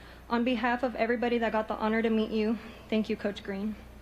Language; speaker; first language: English; early bilingual, other home language; Spanish